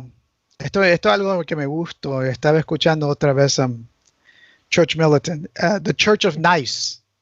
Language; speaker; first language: Spanish; early bilingual, heritage; Spanish